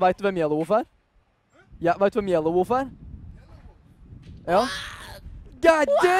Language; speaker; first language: Norwegian; native; Norwegian